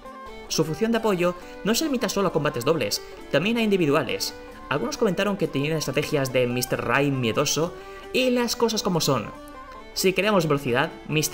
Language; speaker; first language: Spanish; native; Spanish